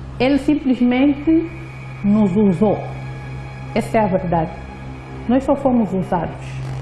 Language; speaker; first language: Portuguese; native; Portuguese